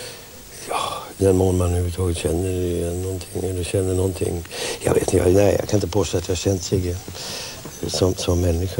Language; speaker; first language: Swedish; native; Swedish